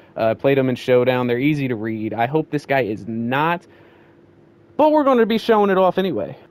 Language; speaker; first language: English; native; English